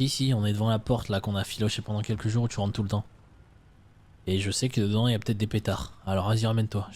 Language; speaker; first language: French; native; French